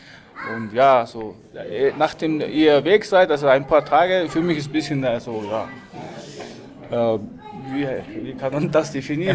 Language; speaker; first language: German; non-native, fluent; Mongolian